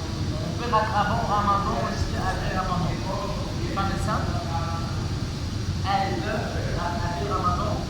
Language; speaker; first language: French; non-native, learner; Arabic